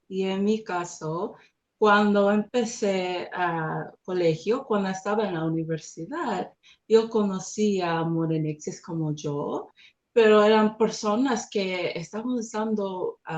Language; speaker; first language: Spanish; non-native, learner; English